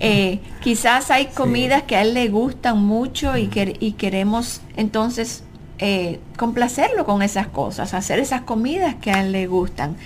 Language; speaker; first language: Spanish; native; Spanish